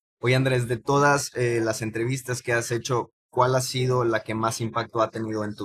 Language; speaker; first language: Spanish; native; Spanish